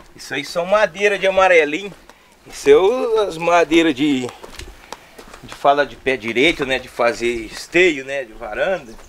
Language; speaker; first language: Portuguese; native; Portuguese